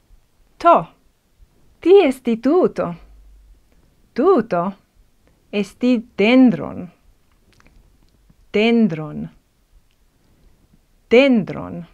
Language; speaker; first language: Greek; non-native, fluent; English